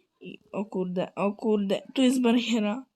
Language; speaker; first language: Polish; native; Polish